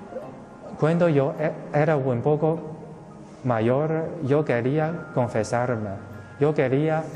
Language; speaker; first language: Spanish; non-native, fluent; Chinese